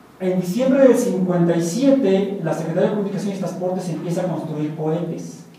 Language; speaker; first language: Spanish; native; Spanish